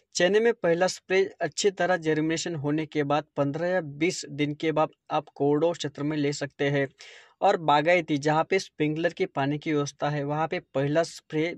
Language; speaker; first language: Hindi; non-native, local second language; Marathi